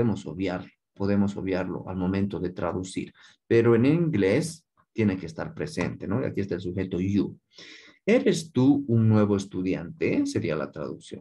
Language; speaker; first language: Spanish; native; Spanish